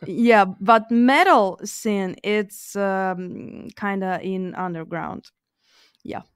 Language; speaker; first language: English; non-native, fluent; Russian